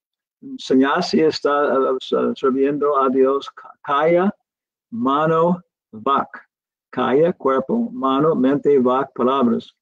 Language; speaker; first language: Spanish; non-native, learner; English